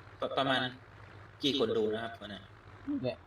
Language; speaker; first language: Thai; native; Thai